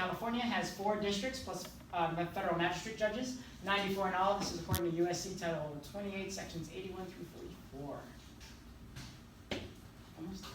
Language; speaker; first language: English; native; English